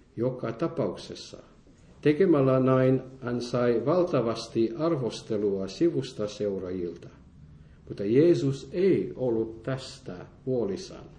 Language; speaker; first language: Finnish; non-native, fluent; French